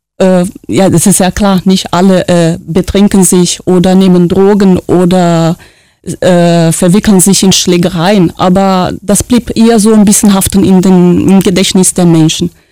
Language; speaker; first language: German; non-native, fluent; Portuguese